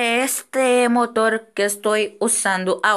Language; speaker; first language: Spanish; non-native, fluent; Portuguese